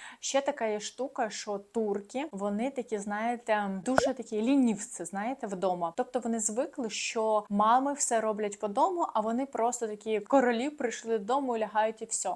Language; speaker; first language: Ukrainian; native; Ukrainian